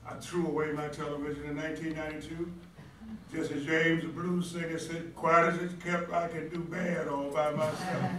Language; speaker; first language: English; native; English